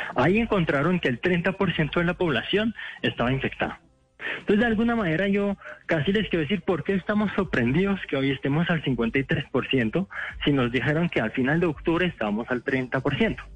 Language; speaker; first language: Spanish; non-native, fluent; French